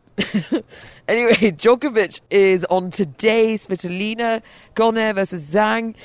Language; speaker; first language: English; native; English